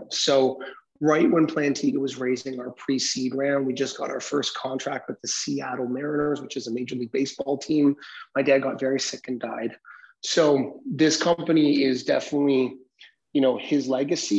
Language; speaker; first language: English; native; English